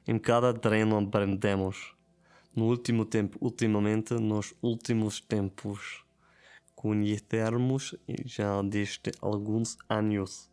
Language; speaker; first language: Portuguese; non-native, learner; German